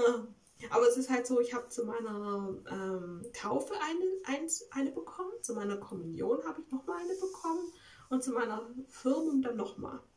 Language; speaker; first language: German; native; German